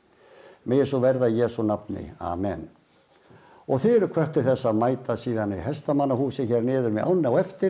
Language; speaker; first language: Icelandic; native; Icelandic